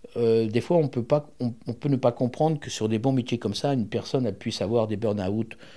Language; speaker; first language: French; native; French